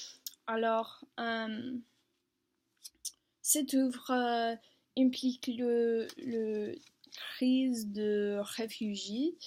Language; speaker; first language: French; non-native, learner; English